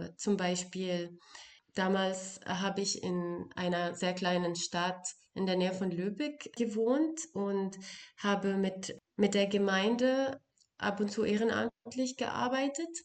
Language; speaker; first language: German; non-native, fluent; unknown